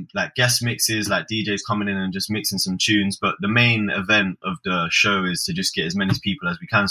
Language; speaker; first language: English; native; English